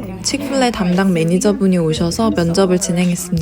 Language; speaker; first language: Korean; native; Korean